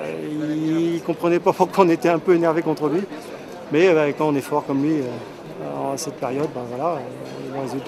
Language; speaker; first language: French; native; French